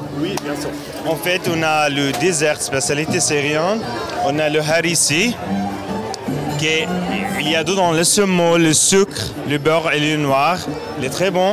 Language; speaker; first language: French; non-native, learner; Arabic